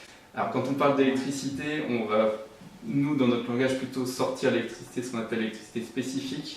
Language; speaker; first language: French; native; French